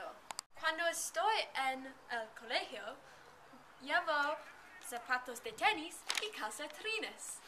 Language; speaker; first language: Spanish; non-native, learner; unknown